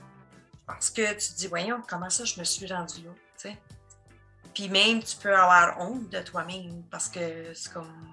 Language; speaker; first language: French; native; French